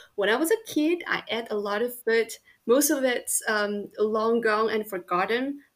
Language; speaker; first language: English; non-native, fluent; Chinese